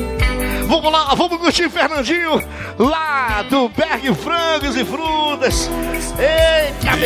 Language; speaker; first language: Portuguese; native; Portuguese